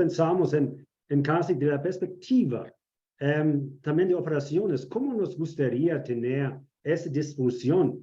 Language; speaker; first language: Spanish; non-native, fluent; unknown